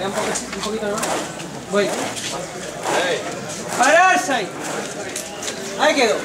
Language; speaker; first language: Spanish; native; Spanish